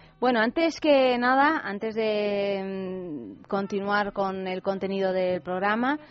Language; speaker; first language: Spanish; native; Spanish